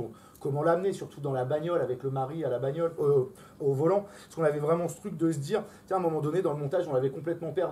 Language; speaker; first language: French; native; French